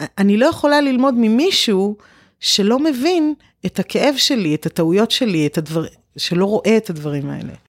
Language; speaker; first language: Hebrew; early bilingual, other home language; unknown